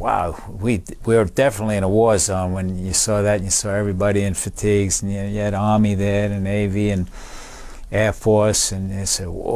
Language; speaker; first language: English; native; English